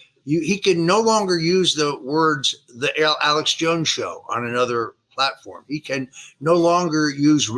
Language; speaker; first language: English; native; English